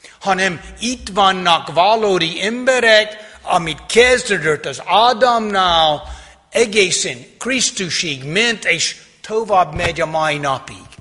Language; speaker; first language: Hungarian; non-native, fluent; English